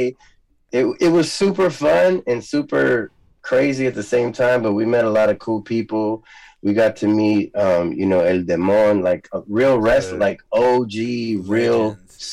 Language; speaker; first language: English; early bilingual, other home language; Spanish